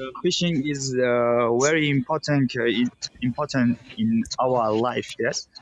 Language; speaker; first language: English; non-native, learner; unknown